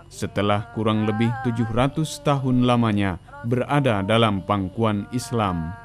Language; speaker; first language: Indonesian; native; Indonesian